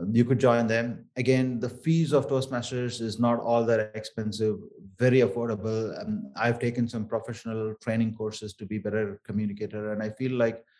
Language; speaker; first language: English; non-native, local second language; Tamil